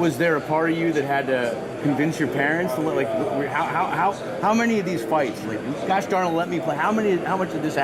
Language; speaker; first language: English; native; English